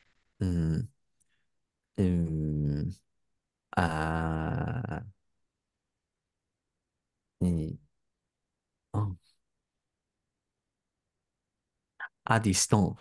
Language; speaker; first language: French; non-native, learner; Spanish